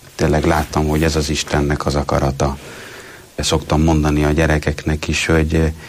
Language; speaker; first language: Hungarian; non-native, fluent; Italian